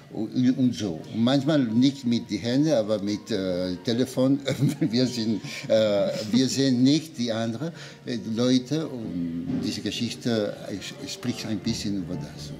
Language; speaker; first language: German; non-native, learner; French